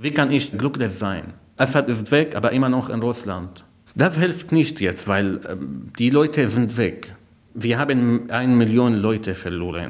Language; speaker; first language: German; non-native, learner; Arabic